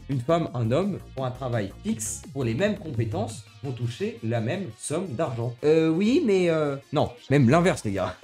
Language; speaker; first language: French; native; French